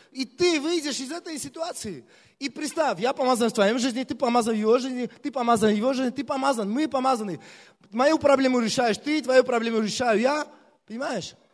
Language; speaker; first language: Russian; non-native, local second language; Armenian